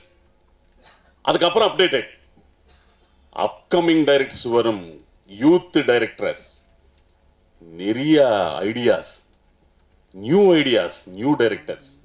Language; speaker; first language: Tamil; non-native, learner; Telugu